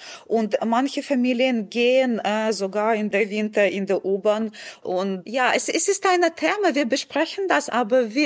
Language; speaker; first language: German; non-native, fluent; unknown